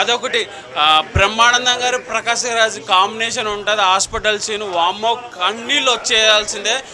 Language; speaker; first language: Telugu; native; Telugu